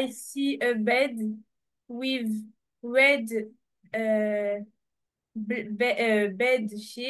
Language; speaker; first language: English; non-native, learner; French